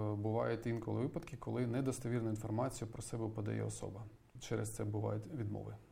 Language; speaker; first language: Ukrainian; native; Ukrainian